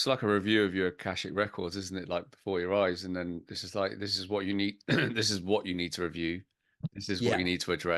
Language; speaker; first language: English; native; English